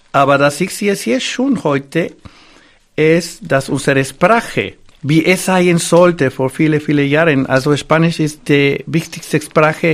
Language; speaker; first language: German; non-native, fluent; Spanish